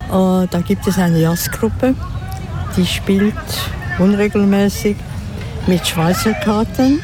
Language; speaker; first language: German; non-native, fluent; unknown